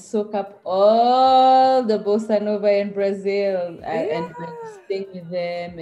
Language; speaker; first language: English; native; English